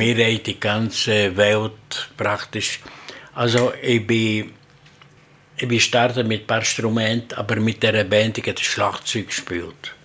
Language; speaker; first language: German; non-native, learner; Italian